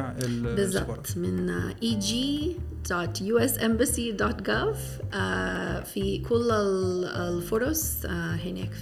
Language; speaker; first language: Arabic; non-native, fluent; English